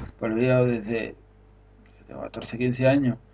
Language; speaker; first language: Spanish; native; Spanish